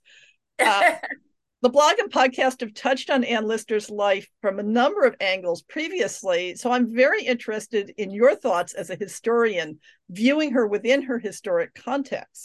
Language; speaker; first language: English; native; English